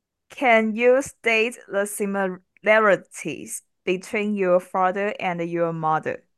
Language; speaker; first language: English; non-native, learner; Chinese